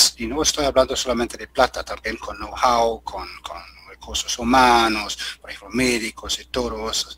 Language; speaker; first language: Spanish; non-native, learner; German